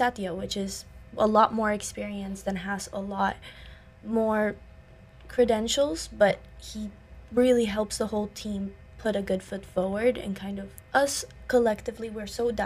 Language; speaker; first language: English; non-native, fluent; Spanish